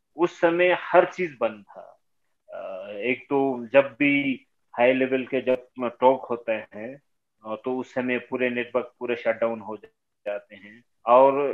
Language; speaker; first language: Hindi; native; Hindi